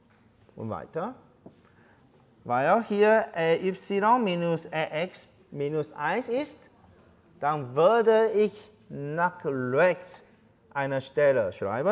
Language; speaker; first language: German; non-native, fluent; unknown